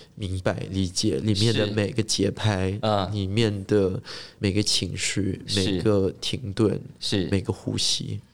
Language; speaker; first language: Chinese; non-native, local second language; English